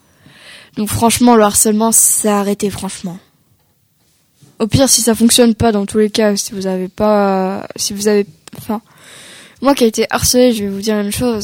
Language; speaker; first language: French; native; French